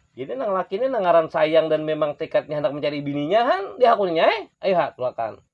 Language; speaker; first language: Indonesian; non-native, local second language; Banjar